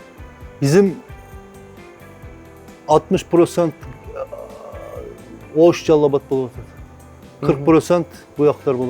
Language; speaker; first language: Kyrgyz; non-native, learner; Turkish